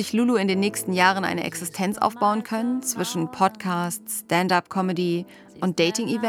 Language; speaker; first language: German; native; German